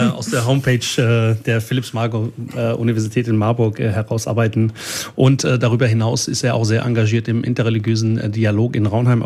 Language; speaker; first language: German; early bilingual, other home language; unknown